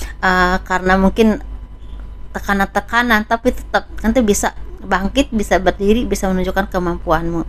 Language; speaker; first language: Indonesian; native; Indonesian